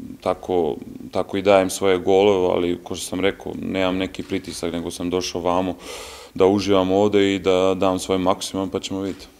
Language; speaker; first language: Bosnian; early bilingual, heritage; Bosnian